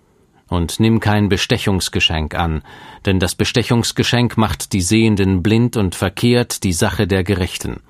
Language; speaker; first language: German; native; German